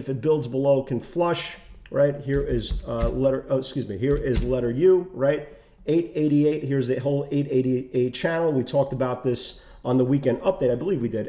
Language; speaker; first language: English; native; English